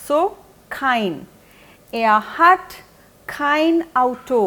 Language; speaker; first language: German; non-native, fluent; Hindi